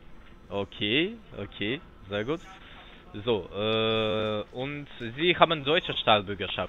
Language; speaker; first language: German; non-native, learner; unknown